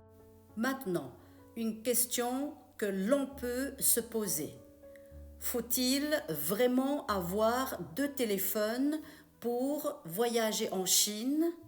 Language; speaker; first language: French; non-native, fluent; Chinese